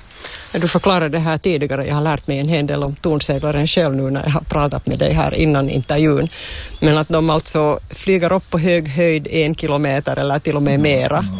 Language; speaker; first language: Swedish; native; Swedish